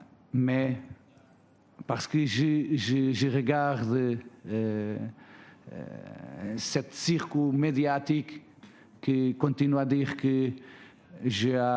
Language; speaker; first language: French; non-native, fluent; Portuguese